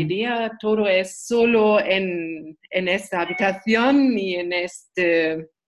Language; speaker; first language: Spanish; non-native, learner; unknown